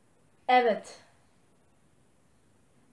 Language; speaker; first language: Turkish; non-native, learner; Lithuanian